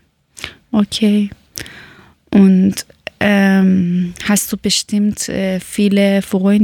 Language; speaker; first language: German; non-native, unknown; Persian